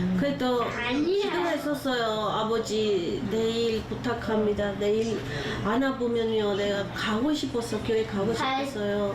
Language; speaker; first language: Korean; non-native, learner; Spanish